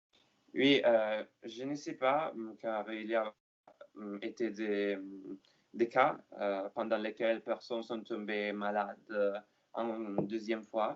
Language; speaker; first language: French; non-native, learner; Italian